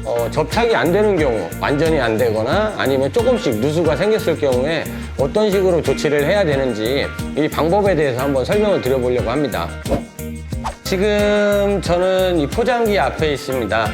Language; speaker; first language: Korean; native; Korean